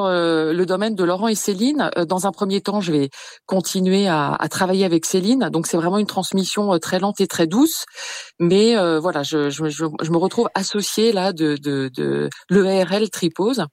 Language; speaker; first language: French; native; French